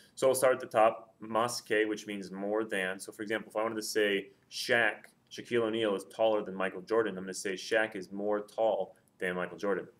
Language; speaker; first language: English; native; English